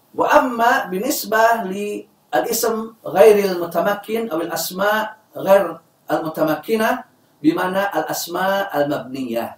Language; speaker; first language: Arabic; non-native, fluent; Indonesian